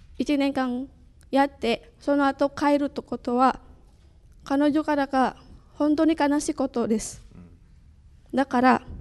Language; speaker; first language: Japanese; non-native, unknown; Indonesian